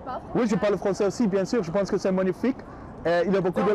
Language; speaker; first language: French; non-native, learner; Dutch